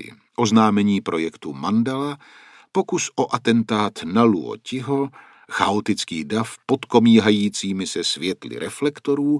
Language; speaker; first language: Czech; native; Czech